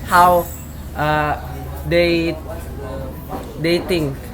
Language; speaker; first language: English; non-native, learner; Indonesian